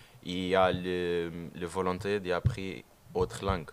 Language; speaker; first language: French; non-native, learner; Portuguese